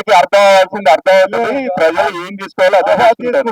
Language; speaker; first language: Telugu; native; Telugu